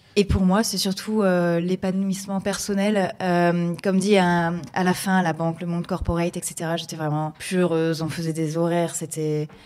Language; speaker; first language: French; native; French